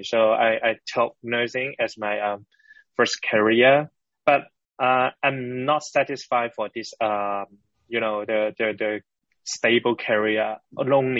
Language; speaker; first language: English; non-native, local second language; Cantonese